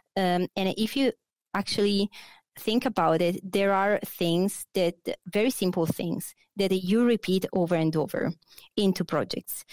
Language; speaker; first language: English; non-native, fluent; Italian